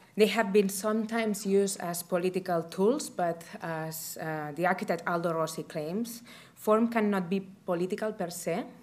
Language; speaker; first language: English; non-native, fluent; Catalan